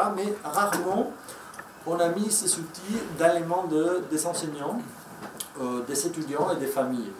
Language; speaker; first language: French; non-native, fluent; Spanish